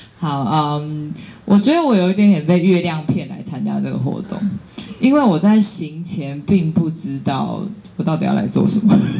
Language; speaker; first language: Chinese; native; Chinese